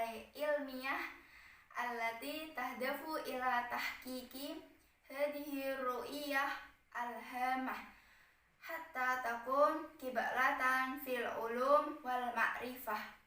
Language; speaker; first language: Arabic; non-native, learner; Indonesian